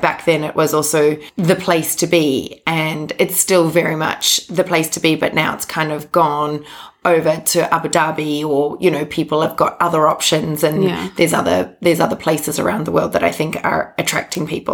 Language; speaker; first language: English; native; English